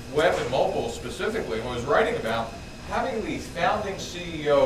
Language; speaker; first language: English; native; English